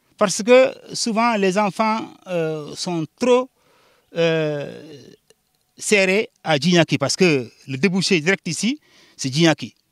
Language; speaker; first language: French; non-native, local second language; Jola-Fonyi